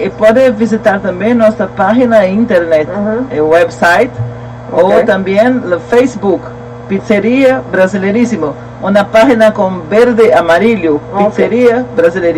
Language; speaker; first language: Portuguese; non-native, learner; Spanish